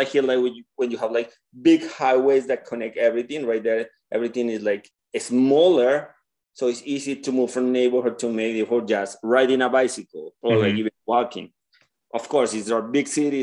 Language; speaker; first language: English; non-native, learner; Spanish